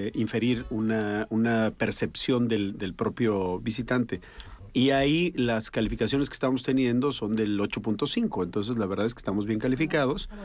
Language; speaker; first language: Spanish; native; Spanish